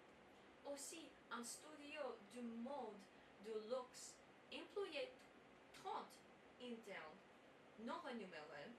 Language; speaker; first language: French; non-native, learner; English